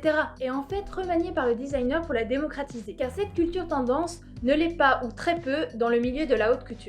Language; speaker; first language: French; native; French